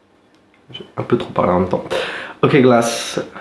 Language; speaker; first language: French; native; French